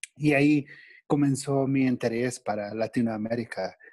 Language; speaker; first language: Spanish; non-native, fluent; English